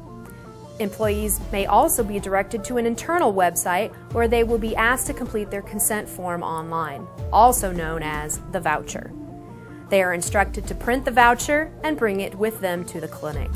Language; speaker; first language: English; native; English